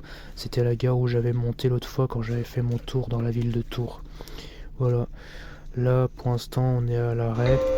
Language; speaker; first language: French; native; French